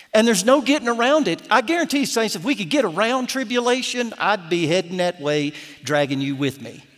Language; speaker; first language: English; native; English